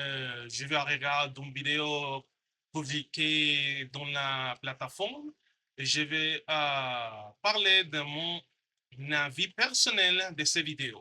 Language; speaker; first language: French; non-native, learner; Spanish